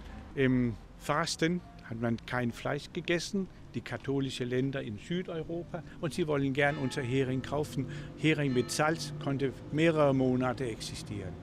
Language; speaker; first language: German; non-native, fluent; Danish